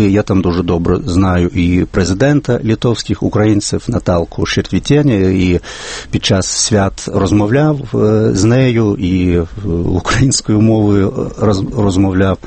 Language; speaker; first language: Ukrainian; non-native, fluent; Lithuanian